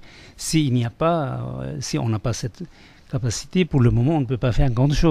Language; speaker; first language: French; non-native, fluent; Tibetan